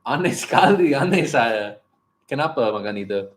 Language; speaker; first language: Indonesian; non-native, learner; English